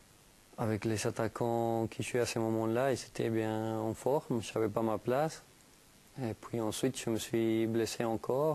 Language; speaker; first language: French; non-native, fluent; Spanish